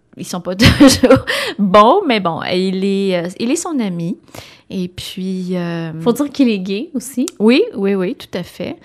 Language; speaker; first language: French; native; French